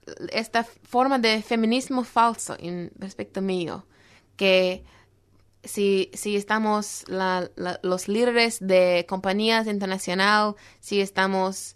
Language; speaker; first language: Spanish; non-native, fluent; English